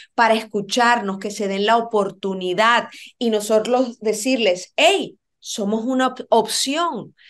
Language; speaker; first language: Spanish; native; Spanish